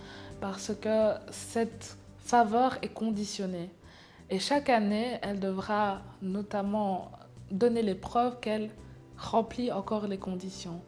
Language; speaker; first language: French; native; French